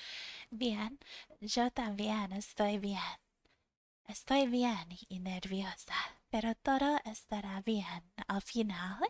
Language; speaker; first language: Spanish; non-native, fluent; English